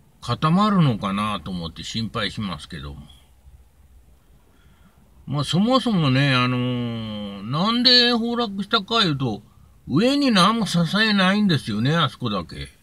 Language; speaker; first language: Japanese; native; Japanese